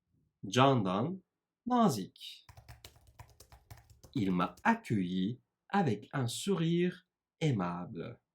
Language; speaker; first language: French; non-native, fluent; Turkish